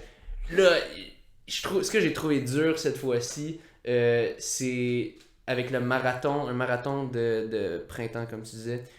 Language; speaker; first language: French; native; French